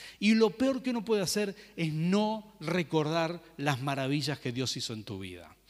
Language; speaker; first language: Spanish; native; Spanish